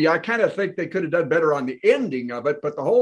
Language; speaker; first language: English; native; English